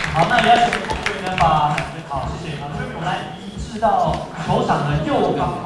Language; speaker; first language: Chinese; native; Chinese